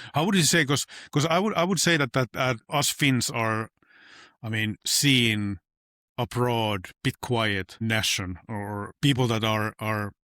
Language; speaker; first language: English; non-native, fluent; Finnish